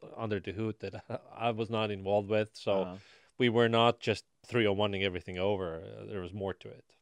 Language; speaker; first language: English; non-native, fluent; Estonian